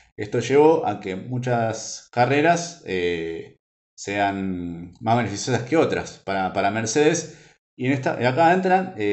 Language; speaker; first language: Spanish; native; Spanish